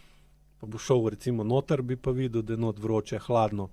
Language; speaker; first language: Slovenian; native; Slovenian